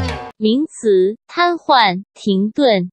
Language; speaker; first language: Chinese; native; Chinese